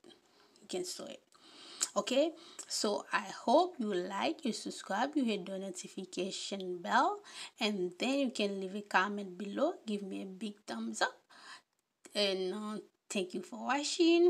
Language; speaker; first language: English; non-native, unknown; Haitian Creole